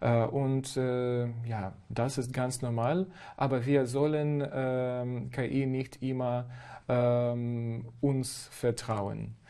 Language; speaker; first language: German; non-native, fluent; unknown